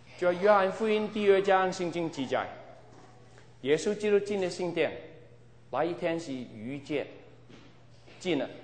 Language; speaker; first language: Chinese; non-native, local second language; Cantonese